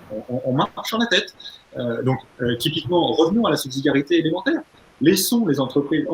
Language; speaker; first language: French; native; French